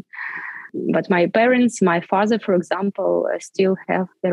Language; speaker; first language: English; non-native, fluent; Ukrainian